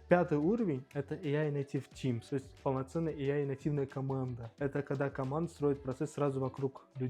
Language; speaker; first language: Russian; native; Russian